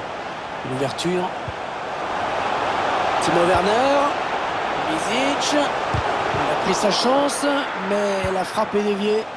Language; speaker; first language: French; native; French